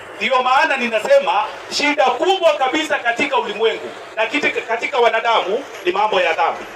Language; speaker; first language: Swahili; non-native, local second language; Kikuyu